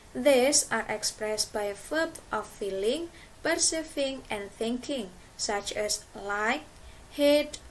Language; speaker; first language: English; non-native, learner; Indonesian